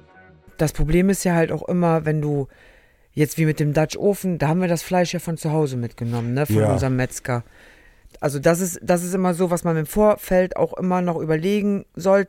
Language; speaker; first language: German; native; German